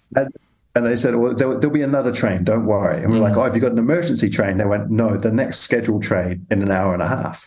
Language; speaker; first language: English; native; English